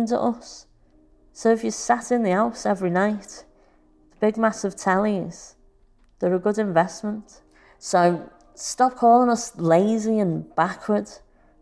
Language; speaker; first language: English; native; English